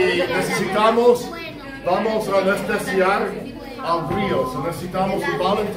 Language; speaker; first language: Spanish; non-native, fluent; English